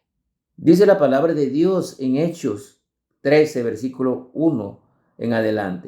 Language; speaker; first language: Spanish; native; Spanish